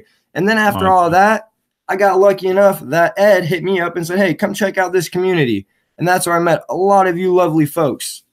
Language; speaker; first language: English; native; English